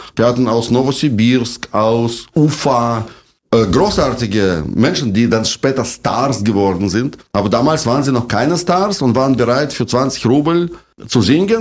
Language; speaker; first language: German; non-native, fluent; Russian